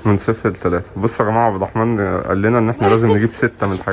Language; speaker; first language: Arabic; native; Arabic